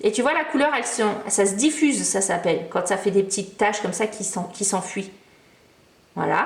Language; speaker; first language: French; native; French